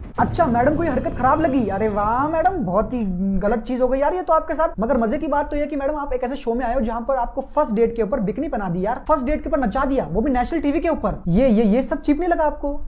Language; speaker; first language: Hindi; native; Hindi